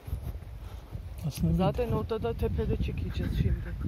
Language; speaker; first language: Turkish; non-native, learner; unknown